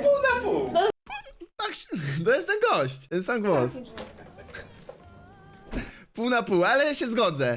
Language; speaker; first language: Polish; native; Polish